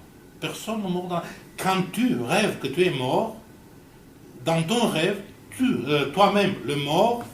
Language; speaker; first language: French; non-native, fluent; Romanian